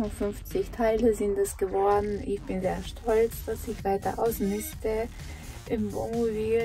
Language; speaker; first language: German; non-native, fluent; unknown